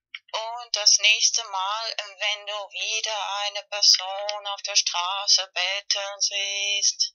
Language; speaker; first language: German; non-native, learner; Spanish